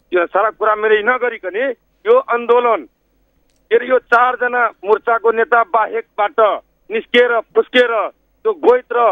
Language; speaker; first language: Nepali; native; Nepali